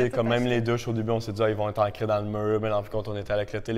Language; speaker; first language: French; native; French